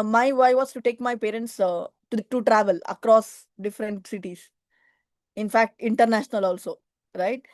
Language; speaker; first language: English; non-native, local second language; Kannada